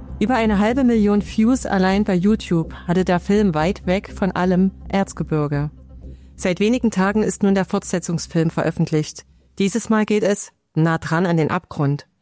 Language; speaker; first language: German; native; German